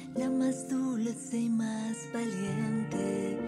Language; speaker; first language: Spanish; native; Spanish